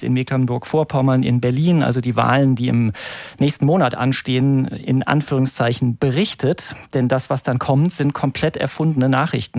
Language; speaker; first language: German; native; German